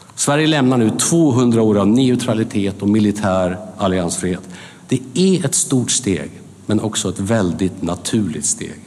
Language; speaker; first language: Swedish; native; Swedish